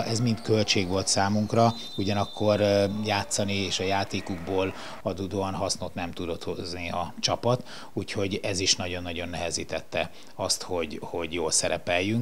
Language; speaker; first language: Hungarian; native; Hungarian